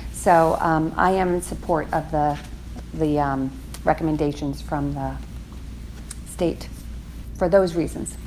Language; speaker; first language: English; native; English